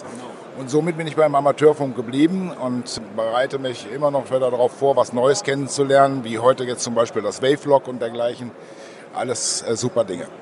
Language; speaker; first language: German; native; German